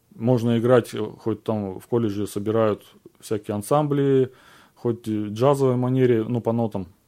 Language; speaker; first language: Russian; native; Russian